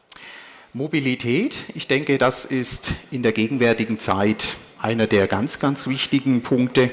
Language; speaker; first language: German; native; German